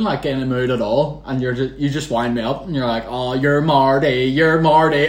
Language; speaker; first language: English; native; English